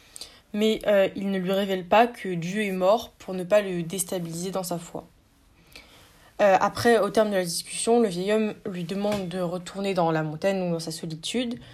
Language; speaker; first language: French; native; French